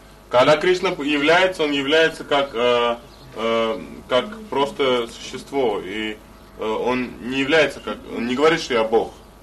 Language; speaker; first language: Russian; native; Russian